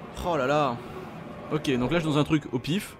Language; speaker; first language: French; native; French